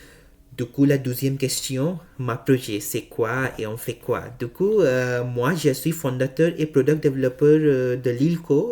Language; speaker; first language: French; non-native, learner; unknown